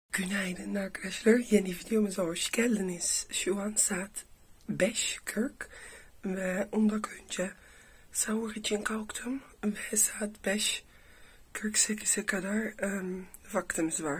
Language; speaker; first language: Turkish; early bilingual, heritage; Turkish